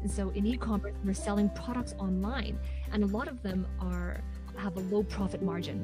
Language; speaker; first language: English; non-native, local second language; Cantonese